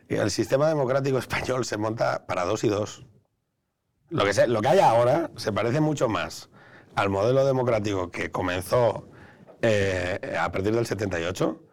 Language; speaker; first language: Spanish; native; Spanish